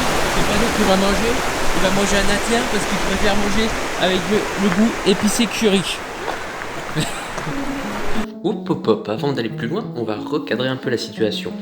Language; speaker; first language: French; native; French